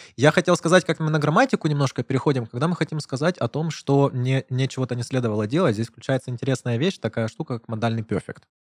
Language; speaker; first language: Russian; native; Russian